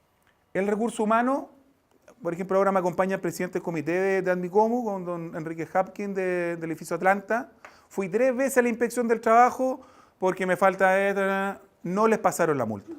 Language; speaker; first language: Spanish; native; Spanish